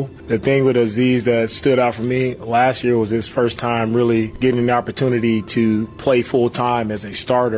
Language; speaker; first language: English; native; English